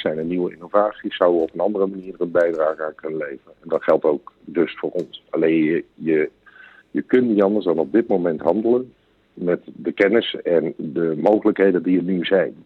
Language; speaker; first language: Dutch; native; Dutch